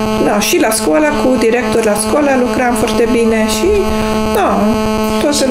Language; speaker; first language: Romanian; non-native, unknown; Dutch